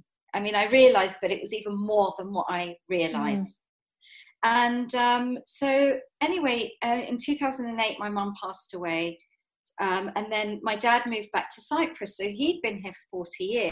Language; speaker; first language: English; native; English